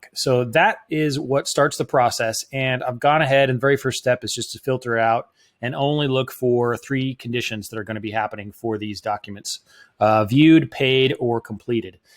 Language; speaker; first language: English; native; English